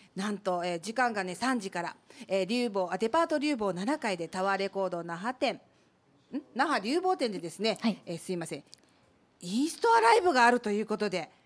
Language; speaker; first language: Japanese; native; Japanese